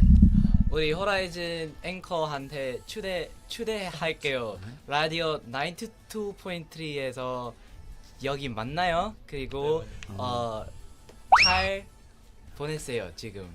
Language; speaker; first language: Korean; non-native, learner; Filipino